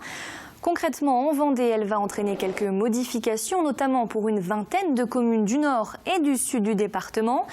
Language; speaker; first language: French; native; French